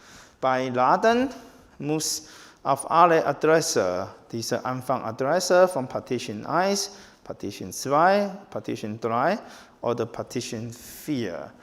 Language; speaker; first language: German; non-native, fluent; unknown